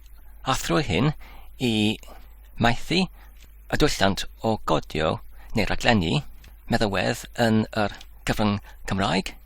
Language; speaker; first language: Welsh; non-native, learner; English